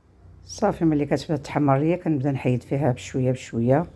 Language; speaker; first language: Arabic; native; Arabic